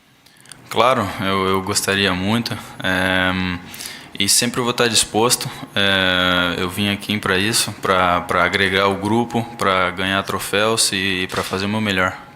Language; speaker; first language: Portuguese; early bilingual, heritage; Portuguese